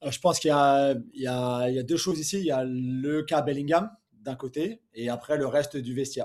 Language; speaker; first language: French; native; French